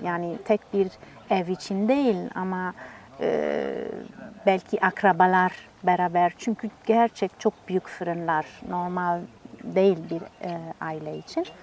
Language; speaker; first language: Turkish; non-native, learner; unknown